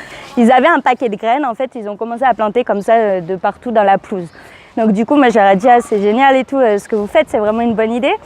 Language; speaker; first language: French; native; French